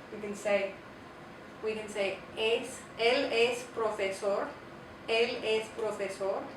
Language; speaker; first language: Spanish; non-native, fluent; English